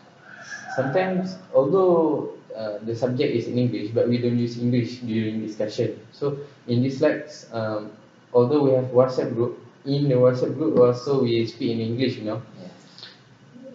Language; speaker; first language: English; non-native, local second language; Malay